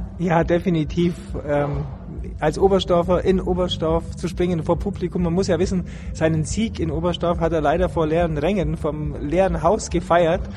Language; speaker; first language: German; native; German